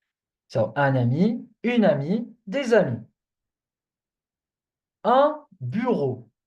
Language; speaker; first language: French; non-native, fluent; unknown